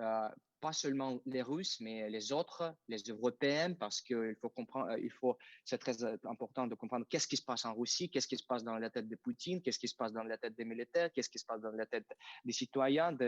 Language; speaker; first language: French; non-native, fluent; Russian